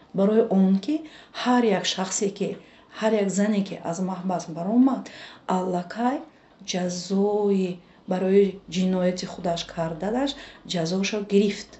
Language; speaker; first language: Tajik; native; Tajik